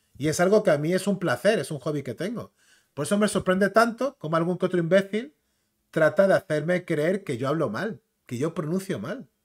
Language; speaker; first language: Spanish; native; Spanish